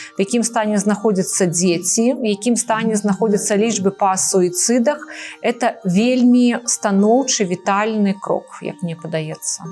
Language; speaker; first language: Belarusian; non-native, local second language; Russian